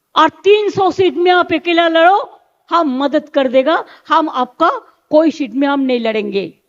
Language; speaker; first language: Hindi; non-native, local second language; Bangla